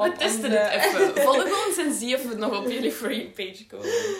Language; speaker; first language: Dutch; native; Dutch